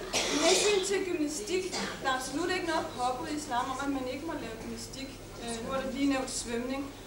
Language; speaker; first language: Danish; early bilingual, other home language; Arabic